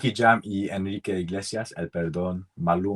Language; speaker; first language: Spanish; non-native, learner; English